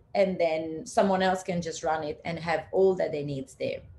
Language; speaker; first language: English; non-native, fluent; Italian